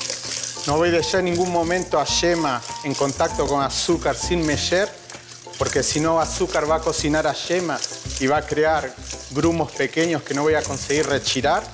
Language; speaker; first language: Portuguese; non-native, fluent; Spanish